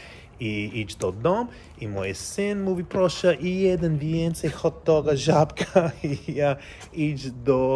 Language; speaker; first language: Polish; non-native, learner; English